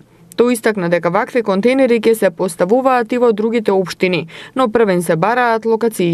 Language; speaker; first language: Macedonian; native; Macedonian